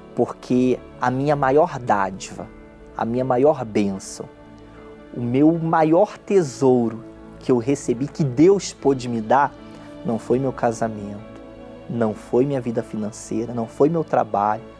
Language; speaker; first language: Portuguese; native; Portuguese